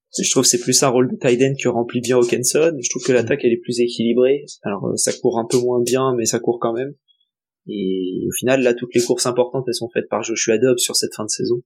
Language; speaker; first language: French; native; French